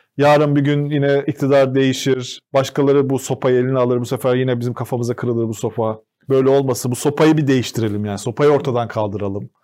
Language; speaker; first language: Turkish; native; Turkish